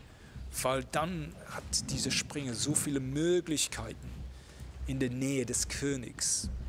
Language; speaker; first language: German; non-native, fluent; English